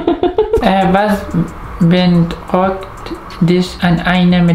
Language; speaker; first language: German; non-native, learner; Arabic